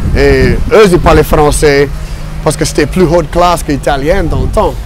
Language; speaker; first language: English; native; English